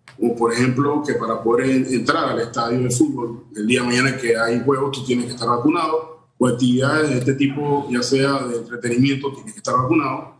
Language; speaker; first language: Spanish; native; Spanish